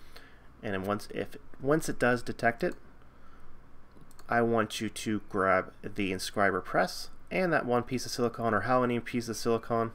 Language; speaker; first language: English; native; English